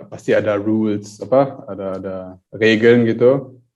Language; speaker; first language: Indonesian; early bilingual, heritage; German